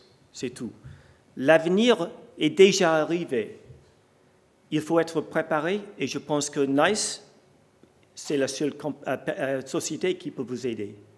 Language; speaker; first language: French; non-native, learner; English